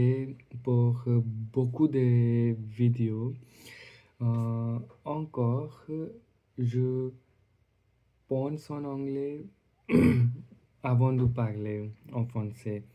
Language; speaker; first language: French; non-native, learner; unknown